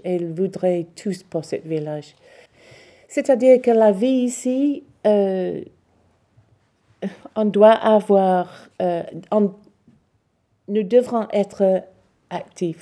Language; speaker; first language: French; non-native, learner; English